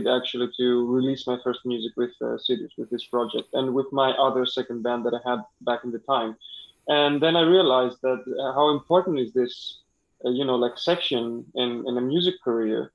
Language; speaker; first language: English; non-native, fluent; Greek